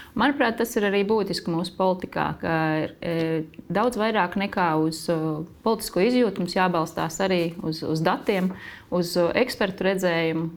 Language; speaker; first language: Latvian; native; Latvian